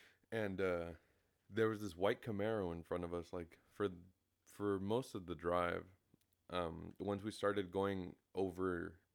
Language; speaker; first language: English; early bilingual, other home language; Spanish